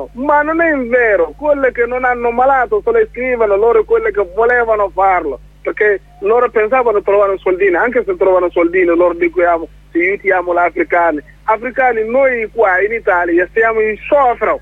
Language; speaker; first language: Italian; non-native, learner; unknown